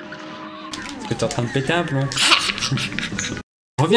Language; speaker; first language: French; native; French